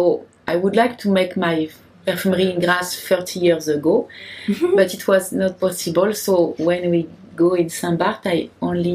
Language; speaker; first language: English; non-native, learner; French